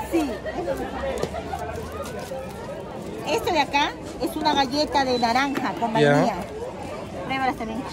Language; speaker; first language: Spanish; native; Spanish